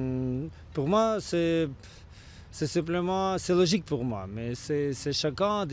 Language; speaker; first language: French; non-native, learner; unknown